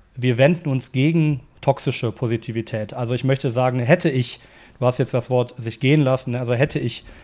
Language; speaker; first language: German; native; German